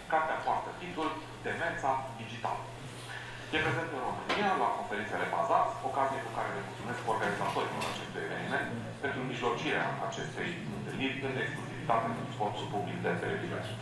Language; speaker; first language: Romanian; native; Romanian